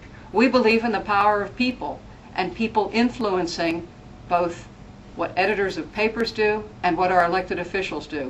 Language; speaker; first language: English; native; English